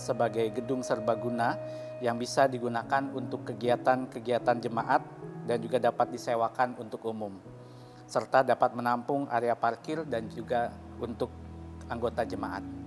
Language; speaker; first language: Indonesian; native; Indonesian